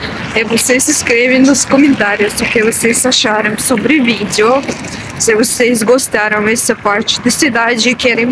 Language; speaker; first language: Portuguese; non-native, learner; Russian